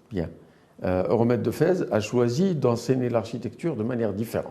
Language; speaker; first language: French; non-native, local second language; Arabic